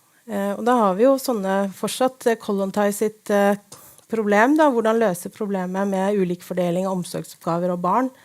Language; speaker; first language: Norwegian; native; Norwegian